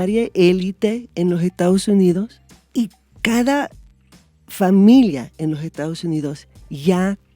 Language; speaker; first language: Spanish; non-native, fluent; English